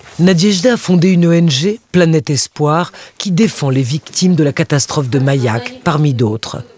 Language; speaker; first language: French; native; French